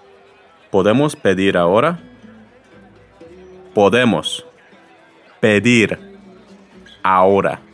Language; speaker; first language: Spanish; non-native, fluent; English